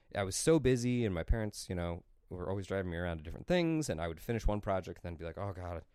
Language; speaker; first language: English; native; English